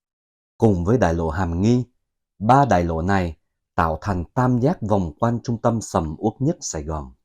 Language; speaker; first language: Vietnamese; native; Vietnamese